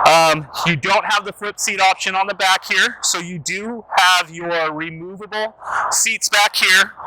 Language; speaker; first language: English; native; English